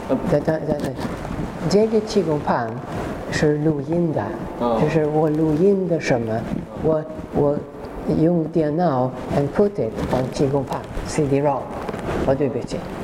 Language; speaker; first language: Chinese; non-native, learner; English